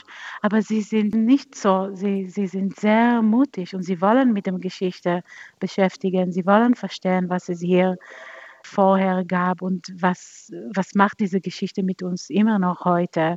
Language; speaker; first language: German; non-native, fluent; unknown